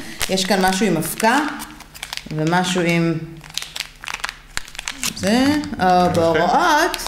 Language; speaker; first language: Hebrew; native; Hebrew